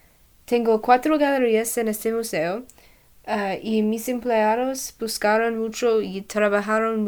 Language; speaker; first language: Spanish; non-native, learner; English